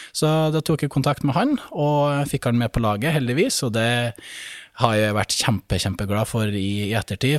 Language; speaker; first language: Norwegian; native; Norwegian